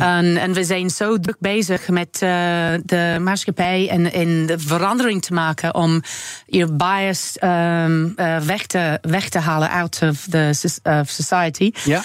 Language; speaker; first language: Dutch; non-native, learner; English